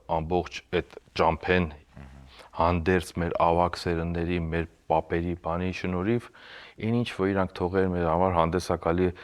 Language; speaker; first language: Armenian; early bilingual, heritage; Armenian